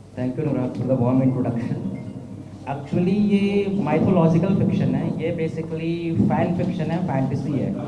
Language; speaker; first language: Hindi; native; Hindi